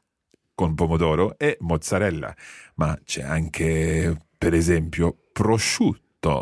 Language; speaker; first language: Italian; non-native, fluent; English